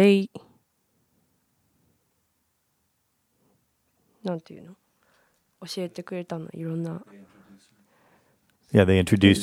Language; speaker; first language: English; non-native, learner; Japanese